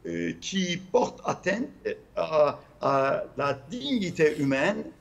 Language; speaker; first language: French; non-native, fluent; Turkish